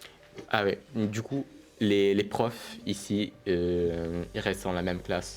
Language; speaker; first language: French; non-native, learner; Italian